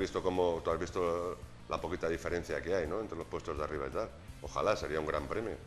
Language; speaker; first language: Spanish; native; Spanish